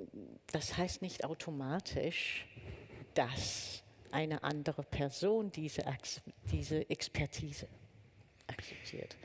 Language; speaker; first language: German; non-native, fluent; Danish